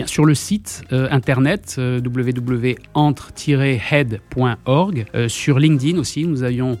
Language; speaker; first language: French; native; French